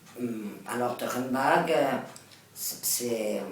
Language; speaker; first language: French; non-native, learner; Catalan